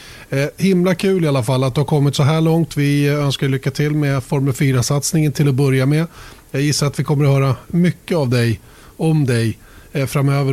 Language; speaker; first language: Swedish; native; Swedish